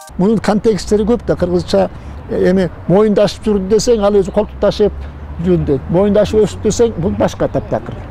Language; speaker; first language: Kyrgyz; native; Kyrgyz